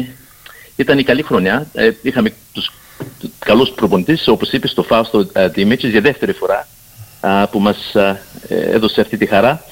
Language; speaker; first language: Greek; early bilingual, heritage; Greek